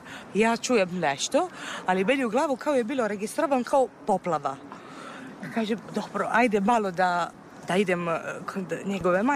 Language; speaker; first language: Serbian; non-native, fluent; Italian